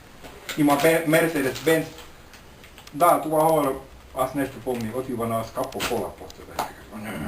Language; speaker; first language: Bulgarian; non-native, learner; Finnish